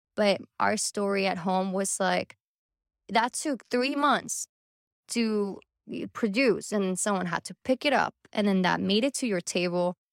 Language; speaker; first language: English; early bilingual, other home language; Spanish